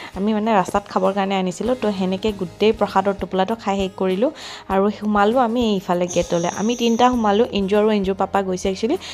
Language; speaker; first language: Assamese; non-native, local second language; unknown